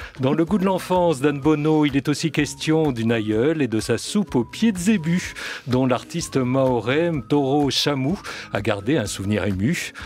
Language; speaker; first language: French; native; French